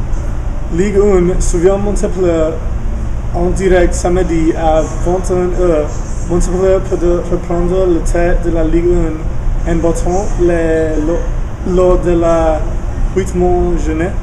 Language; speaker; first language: French; non-native, learner; English